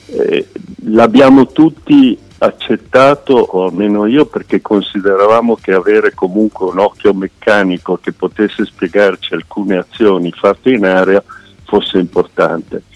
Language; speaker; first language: Italian; native; Italian